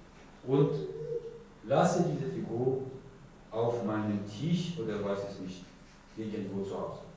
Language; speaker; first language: German; non-native, learner; Persian